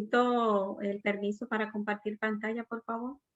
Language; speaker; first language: Spanish; native; Spanish